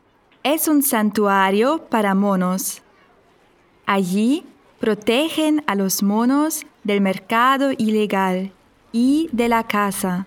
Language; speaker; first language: Spanish; non-native, fluent; German